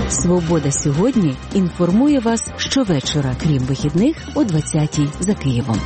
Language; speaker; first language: Ukrainian; native; Ukrainian